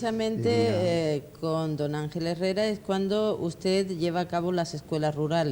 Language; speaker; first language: Spanish; native; Spanish